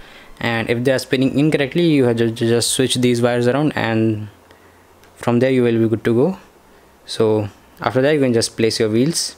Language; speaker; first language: English; non-native, local second language; Hindi